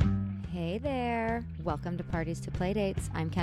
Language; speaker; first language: English; native; English